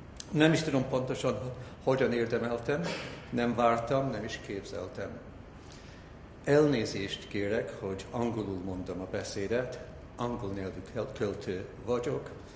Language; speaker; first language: Hungarian; early bilingual, heritage; Hungarian